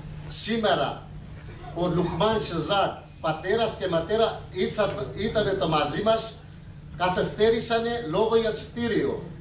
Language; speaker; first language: Greek; non-native, learner; Urdu